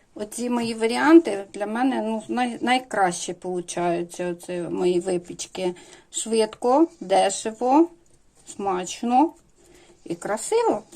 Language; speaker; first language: Ukrainian; native; Ukrainian